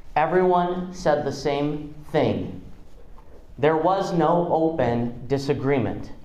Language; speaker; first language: English; non-native, fluent; Russian